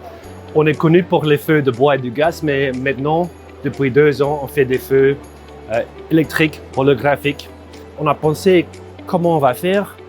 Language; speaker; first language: French; non-native, fluent; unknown